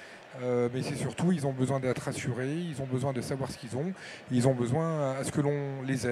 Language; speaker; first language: French; native; French